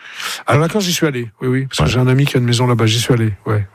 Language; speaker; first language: French; native; French